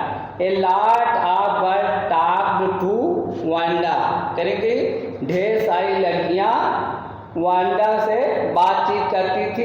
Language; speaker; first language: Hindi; native; Hindi